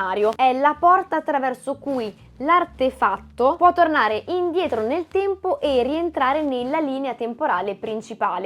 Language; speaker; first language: Italian; native; Italian